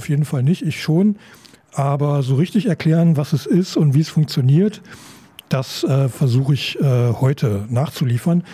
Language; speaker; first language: German; native; German